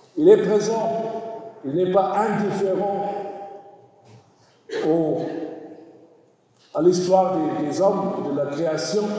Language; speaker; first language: French; non-native, learner; German